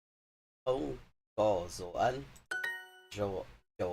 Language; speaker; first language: Vietnamese; non-native, learner; English